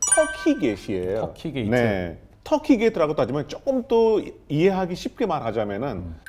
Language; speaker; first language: Korean; non-native, fluent; Hindi